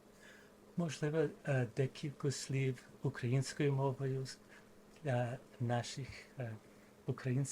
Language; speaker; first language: Ukrainian; non-native, fluent; English